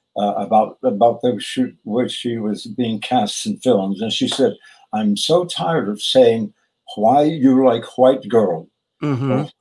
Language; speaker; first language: English; native; English